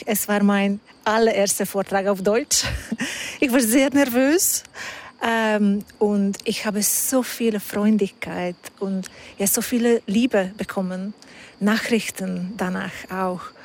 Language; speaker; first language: German; non-native, fluent; Hungarian